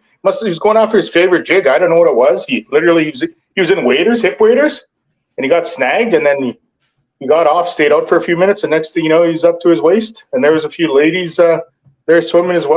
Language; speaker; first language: English; native; English